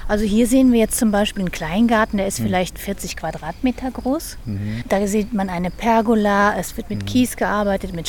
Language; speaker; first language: German; native; German